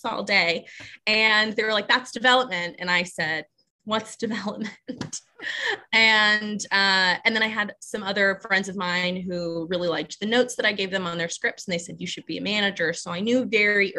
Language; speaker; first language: English; native; English